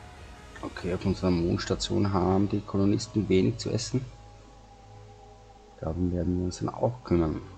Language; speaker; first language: German; native; German